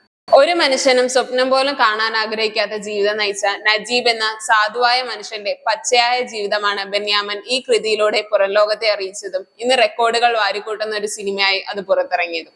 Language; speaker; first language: Malayalam; native; Malayalam